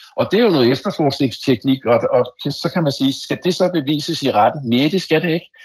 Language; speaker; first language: Danish; native; Danish